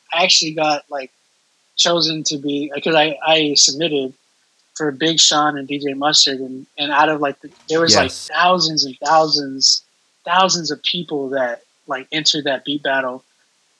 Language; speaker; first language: English; native; English